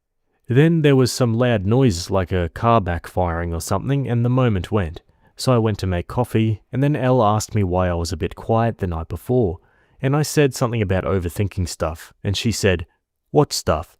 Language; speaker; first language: English; native; English